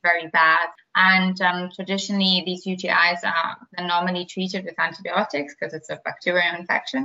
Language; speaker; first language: English; non-native, fluent; German